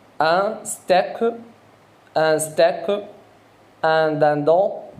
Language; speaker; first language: French; non-native, fluent; Arabic